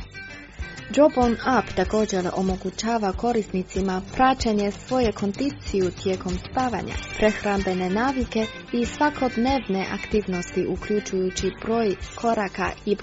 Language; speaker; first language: Croatian; non-native, fluent; Chinese